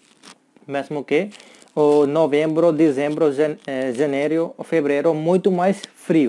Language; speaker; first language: Portuguese; non-native, learner; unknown